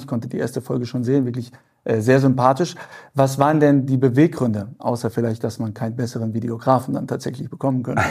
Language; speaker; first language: German; native; German